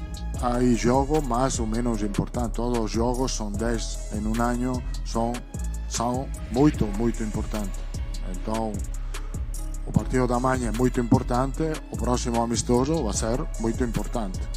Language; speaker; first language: Portuguese; non-native, learner; Italian